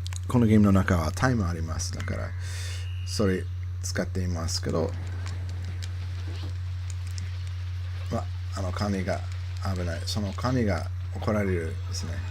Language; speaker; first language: Japanese; non-native, learner; English